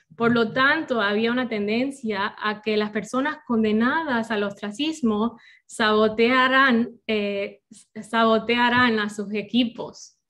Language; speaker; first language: Spanish; non-native, fluent; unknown